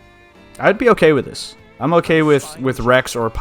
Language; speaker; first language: English; native; English